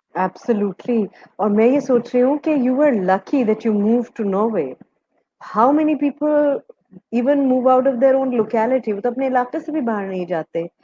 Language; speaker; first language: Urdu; native; Urdu